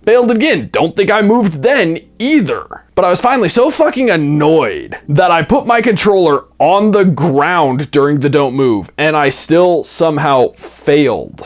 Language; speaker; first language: English; native; English